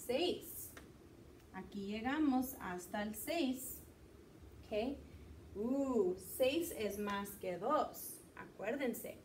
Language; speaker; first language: Spanish; early bilingual, heritage; Spanish